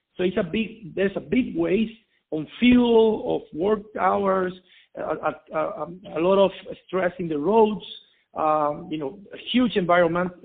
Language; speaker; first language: English; non-native, fluent; Spanish